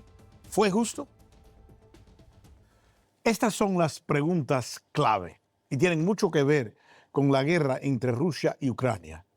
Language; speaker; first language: Spanish; native; Spanish